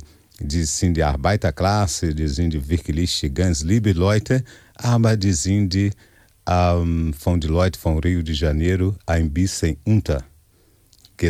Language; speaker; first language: German; non-native, fluent; Portuguese